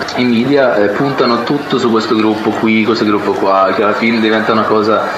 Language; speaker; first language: Italian; non-native, fluent; Norwegian